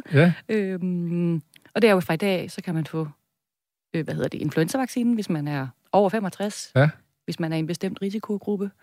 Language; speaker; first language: Danish; native; Danish